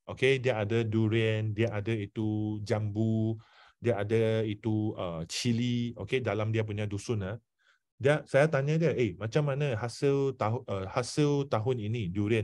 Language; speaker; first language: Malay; non-native, local second language; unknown